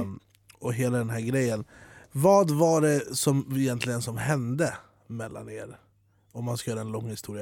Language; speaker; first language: Swedish; native; Swedish